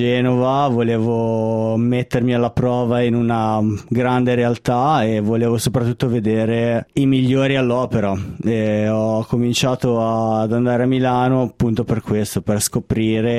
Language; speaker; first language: Italian; native; Italian